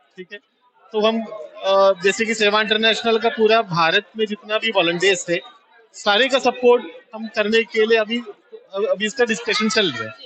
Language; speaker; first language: Hindi; non-native, local second language; Malayalam